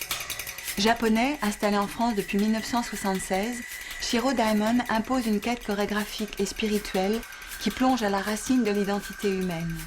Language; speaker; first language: French; native; French